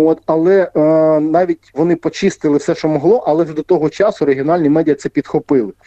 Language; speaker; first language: Ukrainian; non-native, local second language; Russian